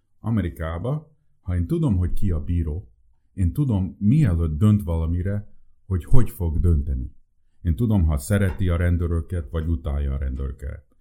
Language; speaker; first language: Hungarian; early bilingual, heritage; Hungarian